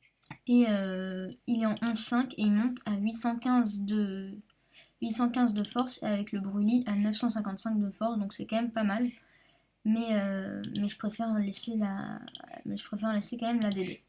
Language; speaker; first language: French; native; French